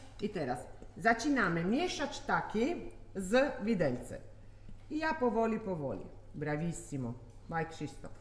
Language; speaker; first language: Polish; non-native, learner; Italian